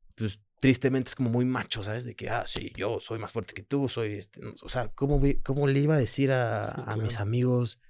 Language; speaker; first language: Spanish; early bilingual, other home language; French